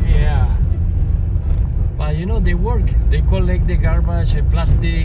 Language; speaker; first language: English; non-native, fluent; Spanish